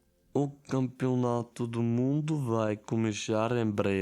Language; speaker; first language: Portuguese; non-native, learner; German